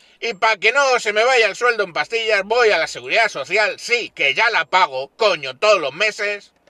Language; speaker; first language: Spanish; native; Spanish